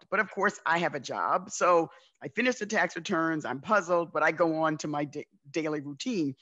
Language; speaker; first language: English; native; English